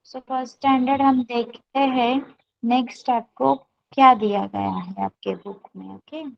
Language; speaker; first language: Hindi; non-native, local second language; Marathi